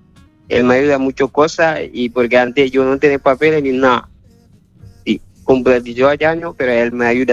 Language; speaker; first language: Spanish; non-native, learner; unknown